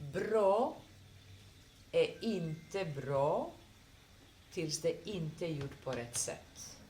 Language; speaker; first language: Swedish; non-native, fluent; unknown